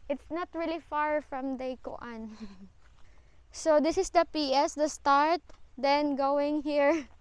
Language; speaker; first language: English; non-native, local second language; Cebuano